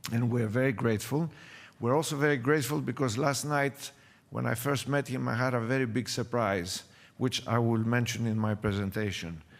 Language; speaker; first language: English; non-native, fluent; Greek